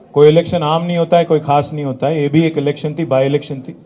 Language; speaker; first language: Hindi; non-native, local second language; Telugu